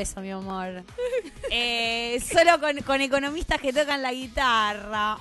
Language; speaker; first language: Spanish; native; Spanish